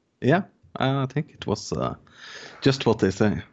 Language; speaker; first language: English; non-native, fluent; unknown